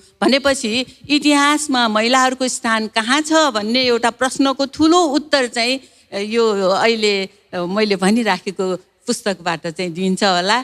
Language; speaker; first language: Nepali; non-native, local second language; Newari